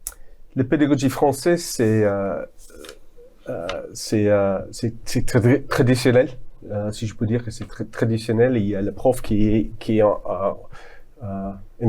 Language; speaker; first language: French; non-native, fluent; English